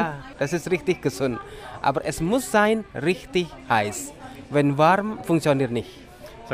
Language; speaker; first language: German; non-native, learner; Javanese